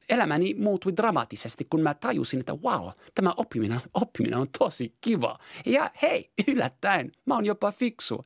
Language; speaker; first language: Finnish; non-native, fluent; French